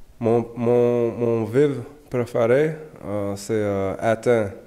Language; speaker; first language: French; non-native, learner; English